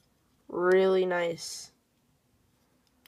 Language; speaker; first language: English; native; English